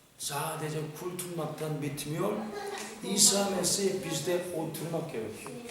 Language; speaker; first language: Turkish; non-native, fluent; Korean